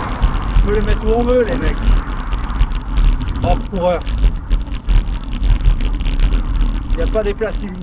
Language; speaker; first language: French; native; French